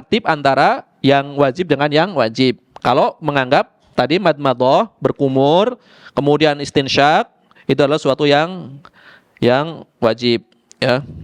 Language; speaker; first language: Indonesian; native; Indonesian